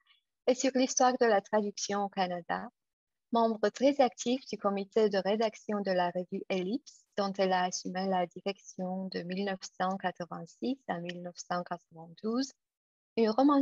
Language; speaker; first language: French; non-native, fluent; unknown